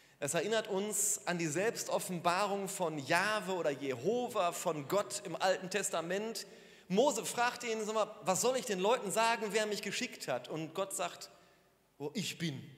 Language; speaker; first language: German; native; German